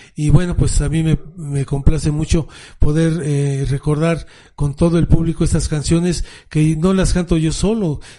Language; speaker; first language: Spanish; native; Spanish